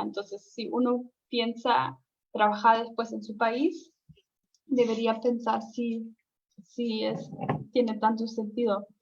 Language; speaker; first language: Spanish; non-native, fluent; German